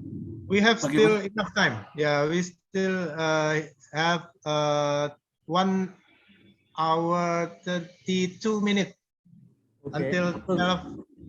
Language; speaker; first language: English; non-native, fluent; Indonesian